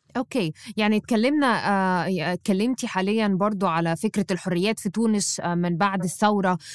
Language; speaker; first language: Arabic; native; Arabic